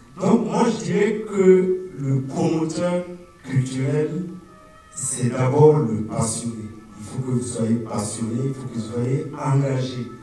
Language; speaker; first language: French; non-native, local second language; Mossi